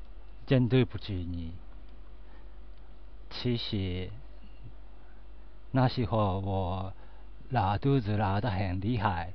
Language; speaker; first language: Chinese; non-native, learner; Japanese